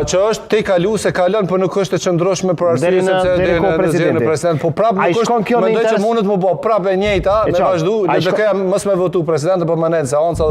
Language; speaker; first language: Albanian; native; Albanian